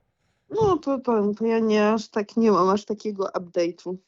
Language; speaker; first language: Polish; native; Polish